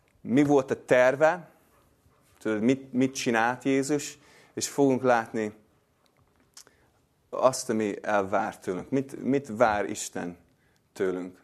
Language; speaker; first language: Hungarian; non-native, fluent; English